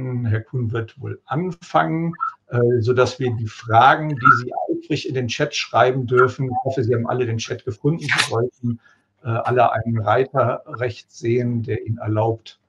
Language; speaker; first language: German; native; German